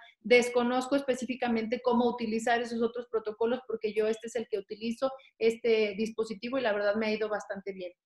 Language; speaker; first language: Spanish; native; Spanish